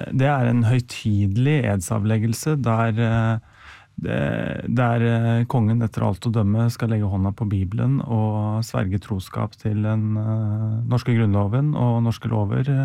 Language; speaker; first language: Norwegian; native; Norwegian